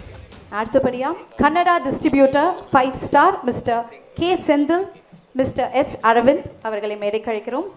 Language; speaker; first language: Tamil; native; Tamil